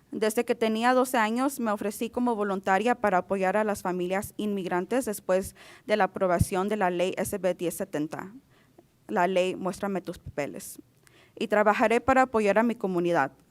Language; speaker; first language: Spanish; early bilingual, other home language; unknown